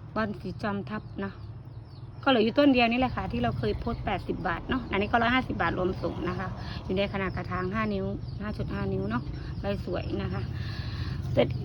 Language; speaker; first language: Thai; non-native, local second language; Northeastern Thai